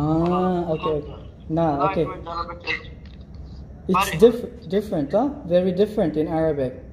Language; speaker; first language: English; non-native, fluent; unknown